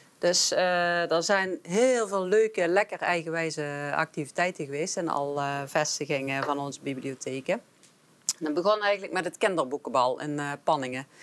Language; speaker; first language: Dutch; native; Dutch